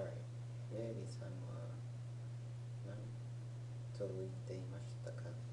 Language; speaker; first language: Japanese; non-native, learner; English